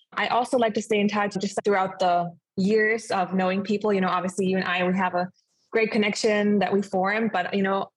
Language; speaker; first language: English; non-native, fluent; German